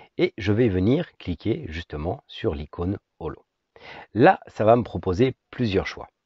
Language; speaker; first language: French; native; French